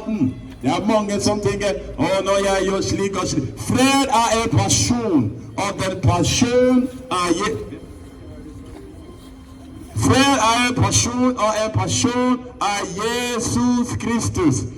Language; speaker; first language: Norwegian; non-native, fluent; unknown